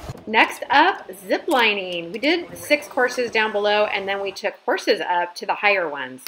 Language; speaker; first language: English; native; English